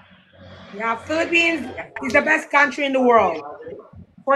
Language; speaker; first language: English; non-native, learner; Filipino